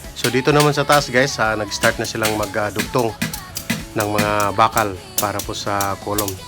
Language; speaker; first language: Filipino; non-native, local second language; Cebuano